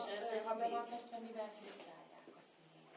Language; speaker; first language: Hungarian; native; Hungarian